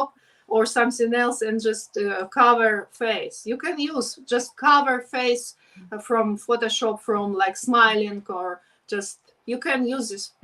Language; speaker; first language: English; non-native, learner; Ukrainian